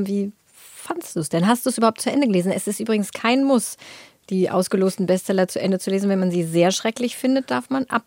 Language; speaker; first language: German; native; German